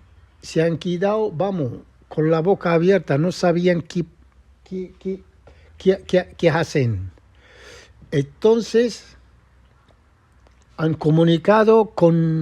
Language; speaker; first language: Spanish; non-native, fluent; Arabic